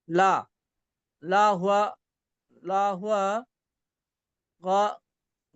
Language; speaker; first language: Arabic; non-native, learner; Bangla